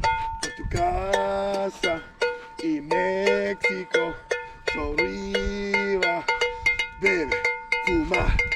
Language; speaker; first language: Spanish; non-native, learner; English